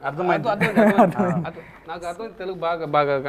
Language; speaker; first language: Telugu; non-native, local second language; Tamil